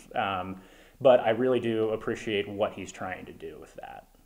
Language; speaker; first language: English; native; English